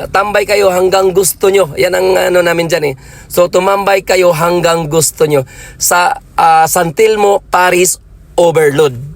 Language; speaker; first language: Filipino; native; Filipino